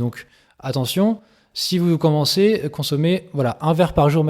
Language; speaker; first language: French; native; French